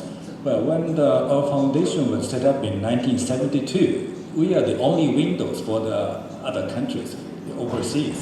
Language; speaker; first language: English; non-native, fluent; Japanese